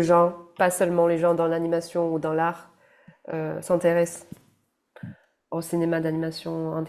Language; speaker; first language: French; non-native, fluent; Chinese